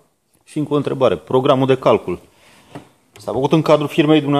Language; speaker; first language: Romanian; native; Romanian